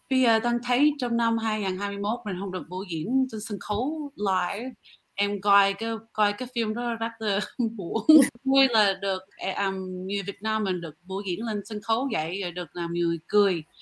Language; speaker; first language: Vietnamese; early bilingual, heritage; Vietnamese